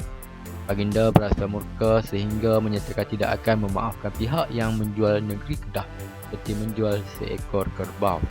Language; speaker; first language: Malay; native; Malay